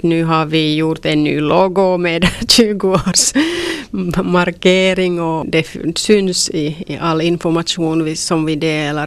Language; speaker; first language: Swedish; non-native, local second language; Finnish